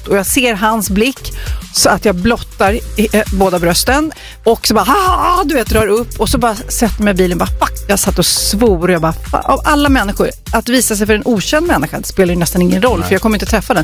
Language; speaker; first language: Swedish; native; Swedish